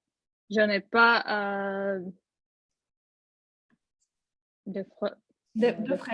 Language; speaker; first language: French; non-native, learner; Russian